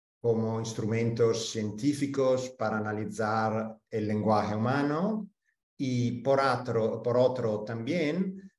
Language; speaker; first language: Spanish; non-native, fluent; Italian